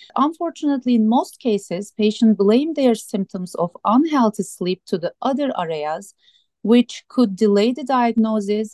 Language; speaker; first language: English; non-native, fluent; Turkish